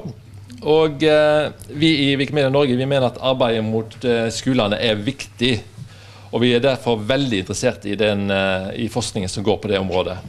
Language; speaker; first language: Norwegian; native; Norwegian